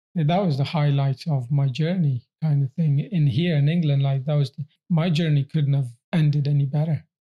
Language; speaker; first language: English; early bilingual, other home language; Persian